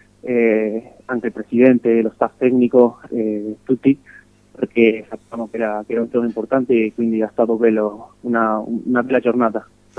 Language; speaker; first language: Italian; non-native, fluent; Spanish